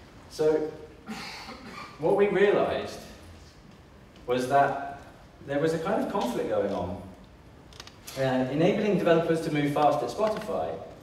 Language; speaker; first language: English; native; English